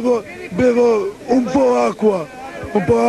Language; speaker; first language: Italian; non-native, learner; Albanian